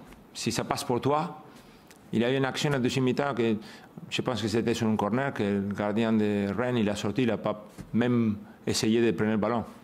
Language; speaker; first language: French; non-native, fluent; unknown